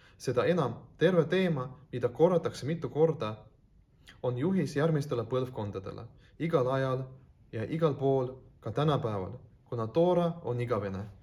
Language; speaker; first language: Estonian; non-native, local second language; Russian